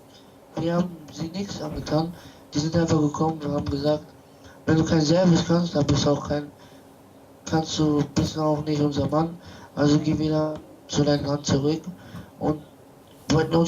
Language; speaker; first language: German; early bilingual, other home language; Romany